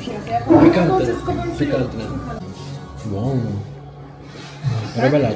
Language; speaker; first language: Polish; non-native, learner; Italian